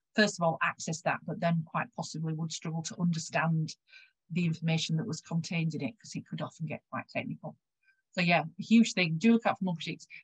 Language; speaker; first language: English; native; English